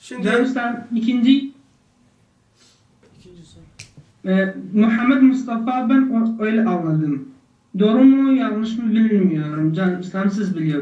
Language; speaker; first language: Turkish; non-native, learner; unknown